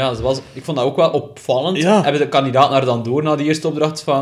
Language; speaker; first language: Dutch; native; Dutch